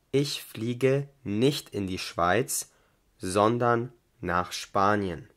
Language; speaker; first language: German; non-native, fluent; Albanian